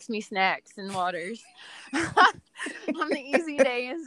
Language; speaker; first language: English; native; English